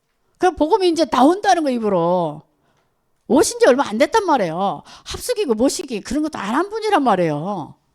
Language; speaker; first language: Korean; native; Korean